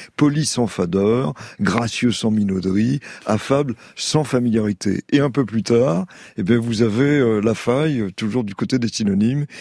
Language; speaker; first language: French; native; French